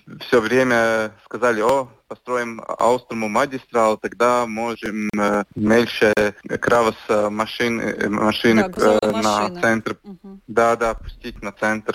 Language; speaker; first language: Russian; non-native, local second language; Latvian